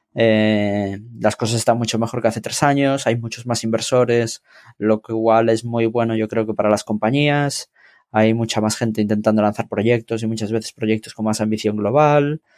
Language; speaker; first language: Spanish; native; Spanish